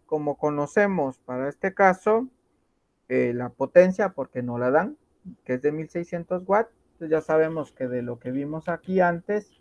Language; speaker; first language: Spanish; native; Spanish